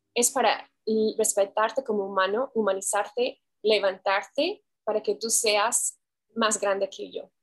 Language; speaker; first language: Spanish; non-native, fluent; English